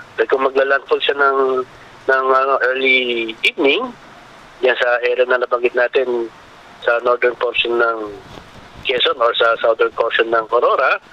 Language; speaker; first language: Filipino; non-native, local second language; Bikol